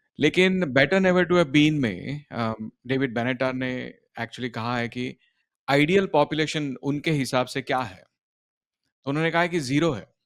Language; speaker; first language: Hindi; non-native, local second language; Marathi